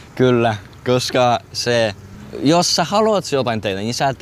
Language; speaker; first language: Finnish; early bilingual, other home language; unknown